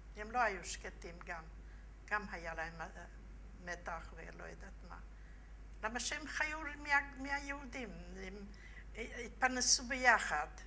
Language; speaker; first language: Hebrew; non-native, fluent; Yiddish